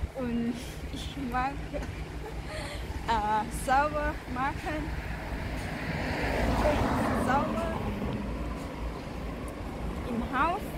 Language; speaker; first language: German; non-native, learner; Thai